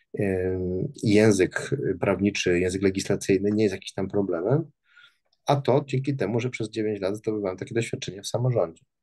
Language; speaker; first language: Polish; native; Polish